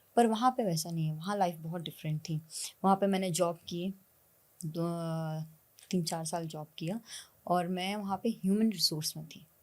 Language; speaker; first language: Hindi; native; Hindi